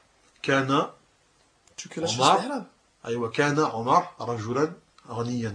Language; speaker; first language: Arabic; non-native, fluent; French